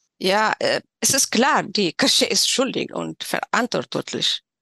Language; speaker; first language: German; non-native, learner; Tigrinya